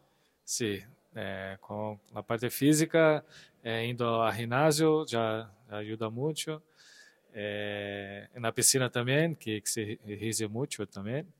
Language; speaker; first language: Spanish; non-native, fluent; Portuguese